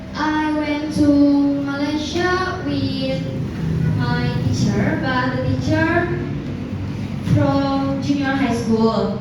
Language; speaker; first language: English; non-native, learner; Indonesian